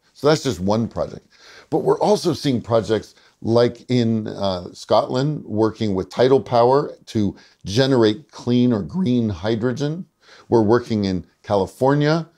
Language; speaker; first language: English; native; English